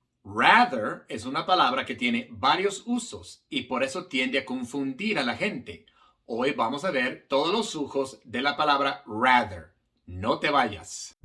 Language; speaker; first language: Spanish; non-native, fluent; English